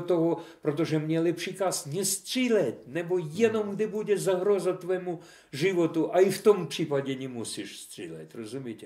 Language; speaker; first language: Czech; non-native, fluent; Russian